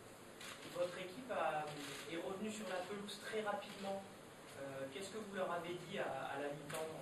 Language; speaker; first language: French; non-native, learner; Portuguese